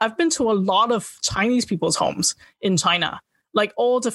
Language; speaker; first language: English; non-native, local second language; Cantonese